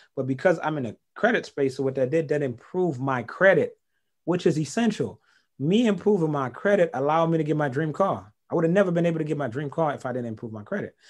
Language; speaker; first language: English; early bilingual, other home language; Haitian Creole